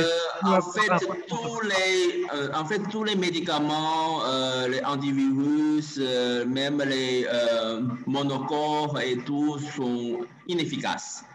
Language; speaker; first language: French; non-native, learner; Chinese